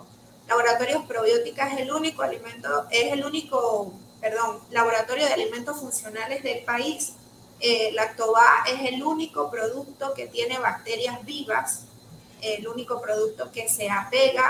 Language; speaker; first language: Spanish; native; Spanish